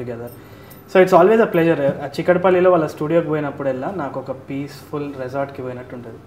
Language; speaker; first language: Telugu; native; Telugu